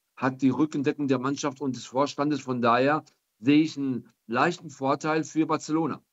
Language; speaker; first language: German; native; German